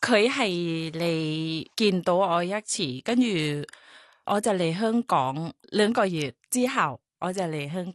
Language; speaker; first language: Cantonese; non-native, learner; Thai